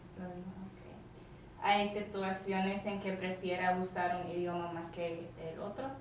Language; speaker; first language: Spanish; non-native, learner; English